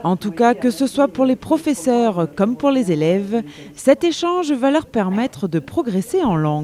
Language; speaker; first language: French; native; French